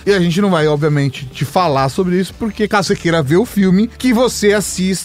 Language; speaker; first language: Portuguese; native; Portuguese